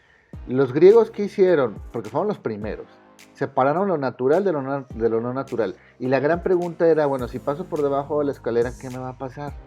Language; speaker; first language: Spanish; native; Spanish